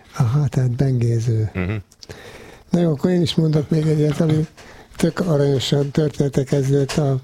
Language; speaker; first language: Hungarian; native; Hungarian